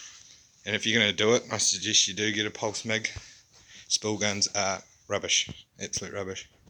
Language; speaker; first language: English; native; English